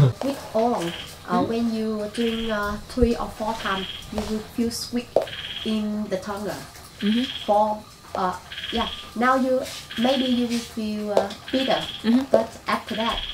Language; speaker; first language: English; non-native, learner; Vietnamese